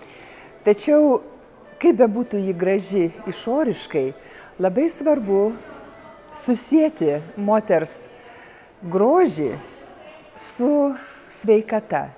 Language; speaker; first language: Lithuanian; native; Lithuanian